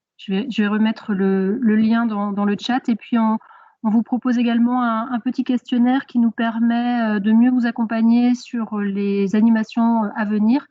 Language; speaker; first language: French; native; French